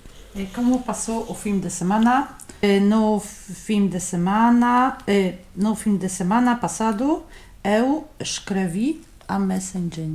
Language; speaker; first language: Portuguese; non-native, learner; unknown